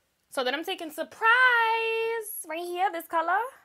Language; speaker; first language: English; early bilingual, other home language; Spanish